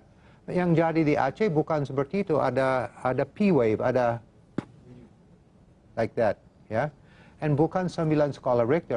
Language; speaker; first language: Indonesian; non-native, fluent; English